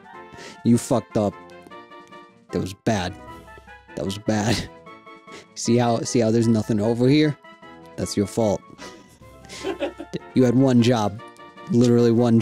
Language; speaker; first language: English; native; English